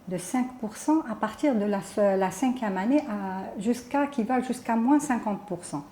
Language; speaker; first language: French; non-native, local second language; Arabic